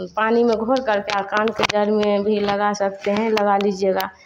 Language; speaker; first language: Hindi; native; Hindi